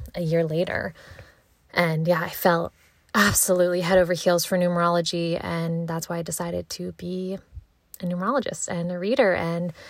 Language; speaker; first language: English; native; English